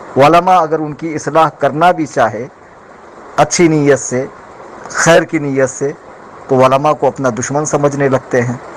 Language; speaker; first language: Urdu; native; Urdu